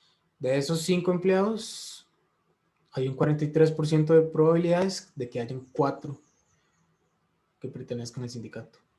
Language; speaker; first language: Spanish; native; Spanish